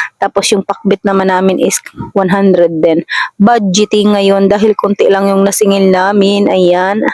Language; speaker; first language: Filipino; non-native, local second language; Masbatenyo